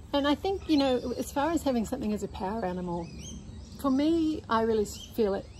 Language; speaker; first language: English; native; English